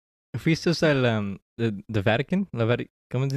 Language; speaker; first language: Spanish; early bilingual, heritage; English